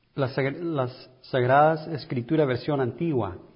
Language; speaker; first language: Spanish; non-native, fluent; English